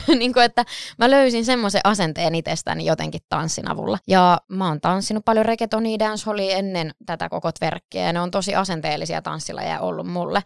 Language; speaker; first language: Finnish; native; Finnish